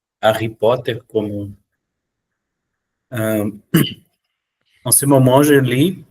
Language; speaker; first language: French; non-native, learner; Portuguese